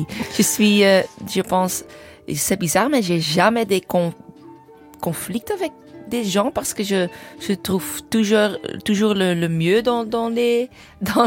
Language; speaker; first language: French; non-native, learner; English